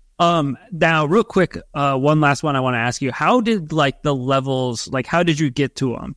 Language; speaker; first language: English; native; English